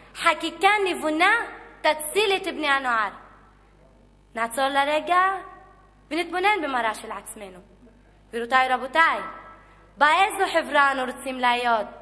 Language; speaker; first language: Hebrew; non-native, local second language; Arabic